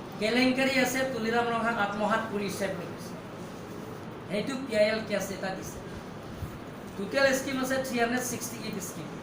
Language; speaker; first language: Assamese; non-native, local second language; Karbi